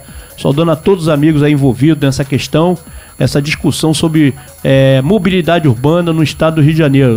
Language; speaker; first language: Portuguese; native; Portuguese